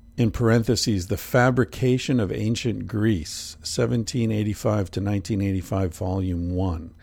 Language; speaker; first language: English; native; English